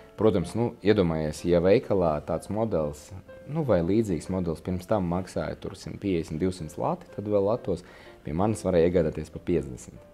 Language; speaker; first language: Latvian; non-native, local second language; Russian